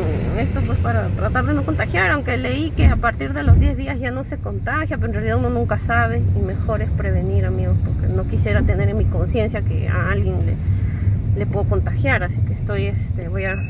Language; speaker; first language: Spanish; native; Spanish